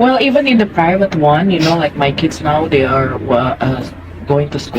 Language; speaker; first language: English; non-native, fluent; Indonesian